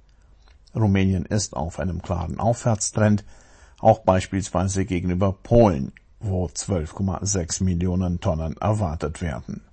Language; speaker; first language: German; native; German